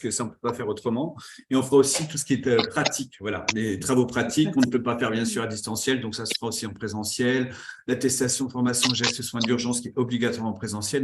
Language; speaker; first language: French; native; French